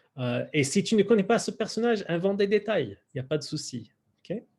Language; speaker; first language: French; non-native, fluent; English